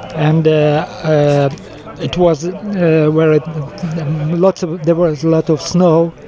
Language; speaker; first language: English; non-native, fluent; Ukrainian